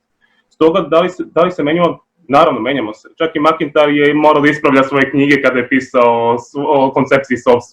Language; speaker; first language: Bosnian; native; Bosnian